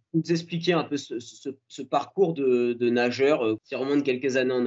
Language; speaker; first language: French; native; French